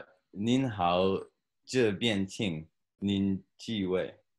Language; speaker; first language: Chinese; non-native, learner; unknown